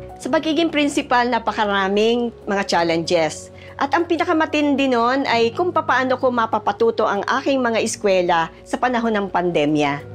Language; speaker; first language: Filipino; native; Filipino